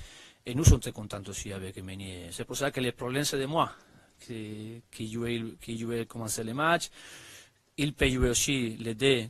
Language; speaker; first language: French; non-native, learner; Spanish